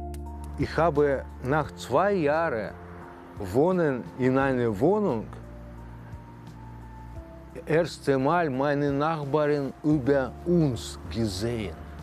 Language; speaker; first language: German; non-native, fluent; Russian